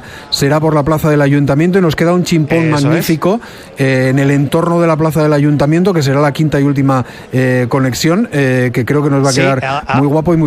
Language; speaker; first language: Spanish; native; Spanish